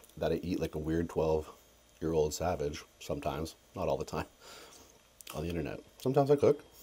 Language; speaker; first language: English; native; English